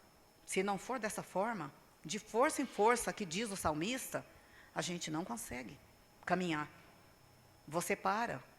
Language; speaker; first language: Portuguese; native; Portuguese